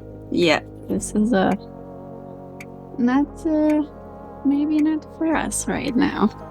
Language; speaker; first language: English; non-native, fluent; Polish